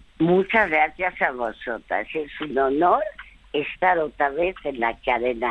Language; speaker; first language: Spanish; early bilingual, other home language; French